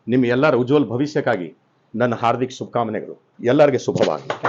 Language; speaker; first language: Kannada; non-native, local second language; Hindi